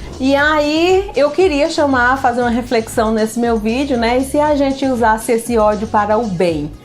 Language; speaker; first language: Portuguese; native; Portuguese